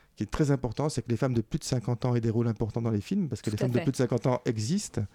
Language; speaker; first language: French; native; French